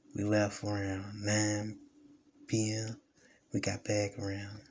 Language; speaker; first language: English; native; English